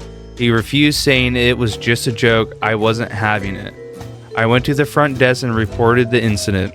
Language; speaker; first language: English; native; English